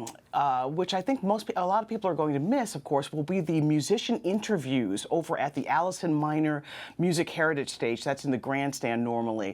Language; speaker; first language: English; native; English